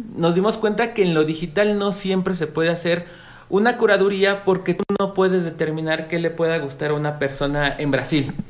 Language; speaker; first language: Spanish; native; Spanish